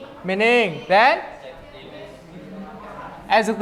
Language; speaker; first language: English; non-native, learner; Indonesian